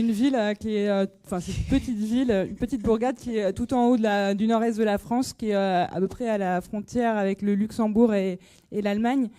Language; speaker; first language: French; native; French